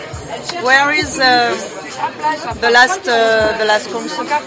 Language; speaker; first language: English; non-native, learner; French